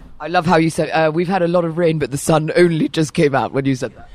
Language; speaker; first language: English; native; English